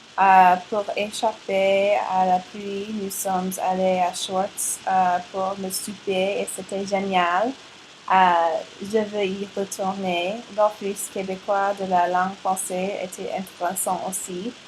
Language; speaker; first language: French; non-native, learner; English